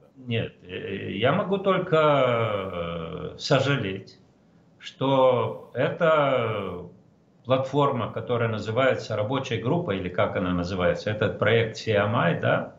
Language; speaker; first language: Russian; non-native, local second language; Romanian